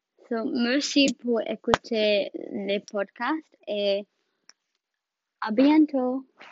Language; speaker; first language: French; non-native, learner; English